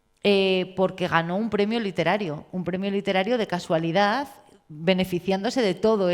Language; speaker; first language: Spanish; native; Spanish